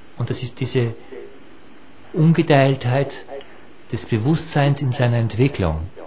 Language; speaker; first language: German; native; German